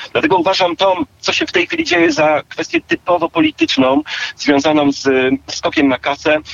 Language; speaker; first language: Polish; native; Polish